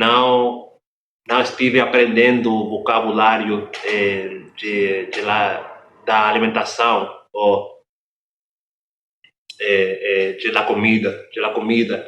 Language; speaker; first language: Portuguese; non-native, learner; English